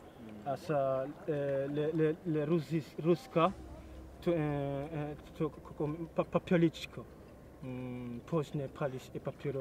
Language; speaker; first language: Polish; non-native, learner; Swahili